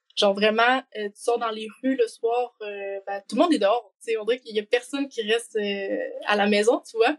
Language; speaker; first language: French; native; French